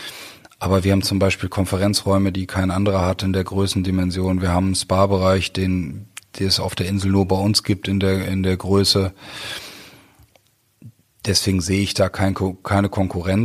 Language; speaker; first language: German; native; German